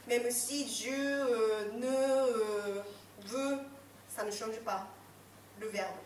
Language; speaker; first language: French; non-native, fluent; Japanese